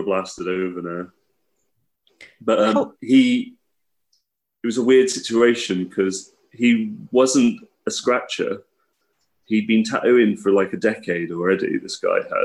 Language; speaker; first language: English; native; English